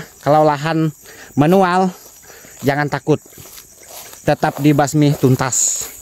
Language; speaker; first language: Indonesian; native; Indonesian